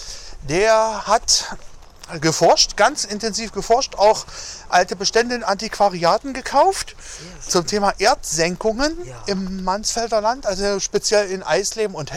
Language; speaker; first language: German; native; German